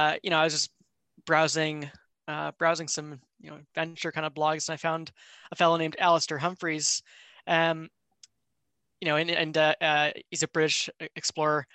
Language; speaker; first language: English; native; English